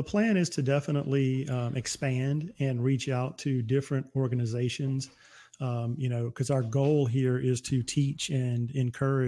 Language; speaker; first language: English; native; English